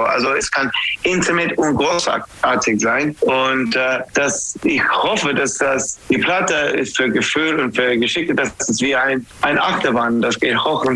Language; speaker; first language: German; non-native, fluent; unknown